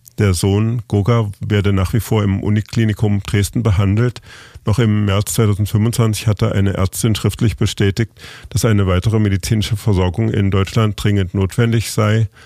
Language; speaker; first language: German; native; German